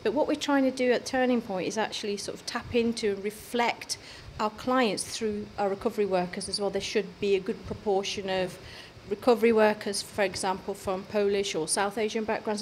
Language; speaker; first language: English; early bilingual, other home language; Hindi